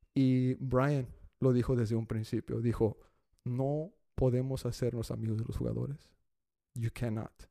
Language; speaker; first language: Spanish; early bilingual, heritage; Spanish